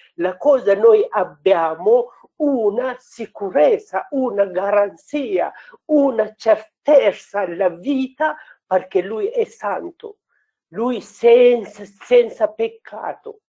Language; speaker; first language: Italian; non-native, learner; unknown